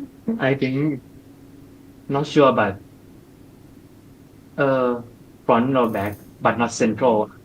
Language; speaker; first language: English; non-native, learner; Thai